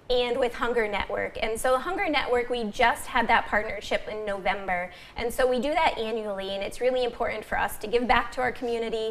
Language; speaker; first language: English; native; English